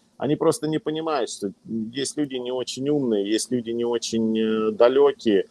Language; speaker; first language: Russian; native; Russian